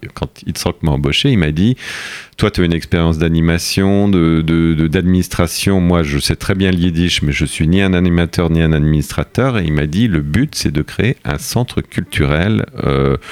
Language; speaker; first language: French; native; French